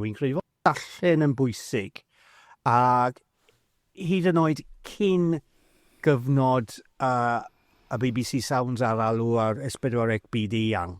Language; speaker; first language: Welsh; non-native, fluent; English